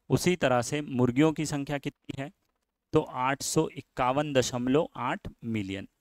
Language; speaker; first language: Hindi; native; Hindi